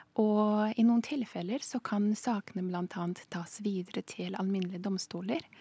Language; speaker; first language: Norwegian; non-native, fluent; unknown